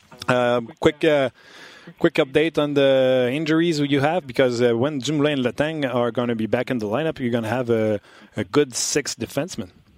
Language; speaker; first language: English; non-native, fluent; French